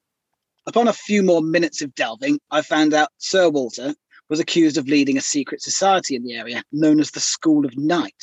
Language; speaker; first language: English; native; English